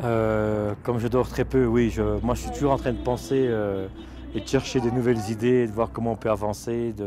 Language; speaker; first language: French; native; French